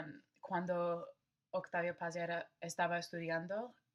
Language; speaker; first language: Spanish; non-native, learner; English